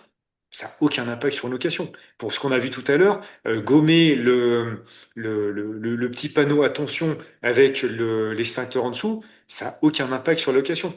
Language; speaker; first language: French; native; French